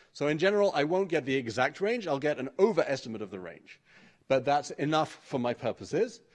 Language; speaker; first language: English; native; English